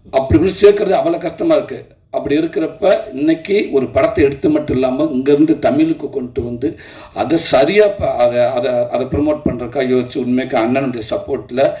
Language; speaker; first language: Tamil; native; Tamil